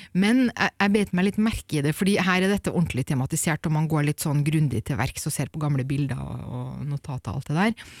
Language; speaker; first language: Norwegian; native; Norwegian